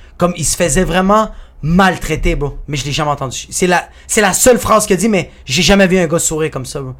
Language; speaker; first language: French; early bilingual, other home language; Spanish